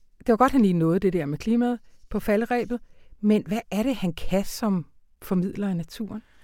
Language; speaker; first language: Danish; native; Danish